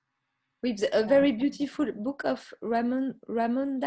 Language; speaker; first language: English; non-native, learner; French